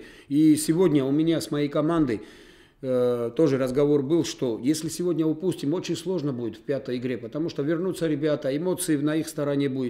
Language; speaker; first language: Russian; native; Russian